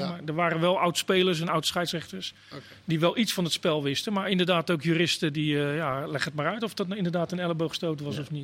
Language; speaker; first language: Dutch; native; Dutch